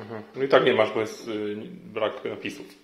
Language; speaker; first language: Polish; native; Polish